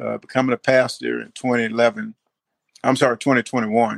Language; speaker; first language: English; native; English